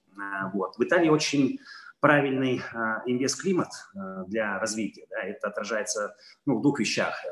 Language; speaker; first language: Russian; non-native, fluent; Italian